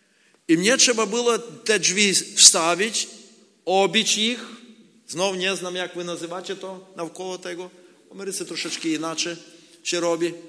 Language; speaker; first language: Polish; non-native, learner; Ukrainian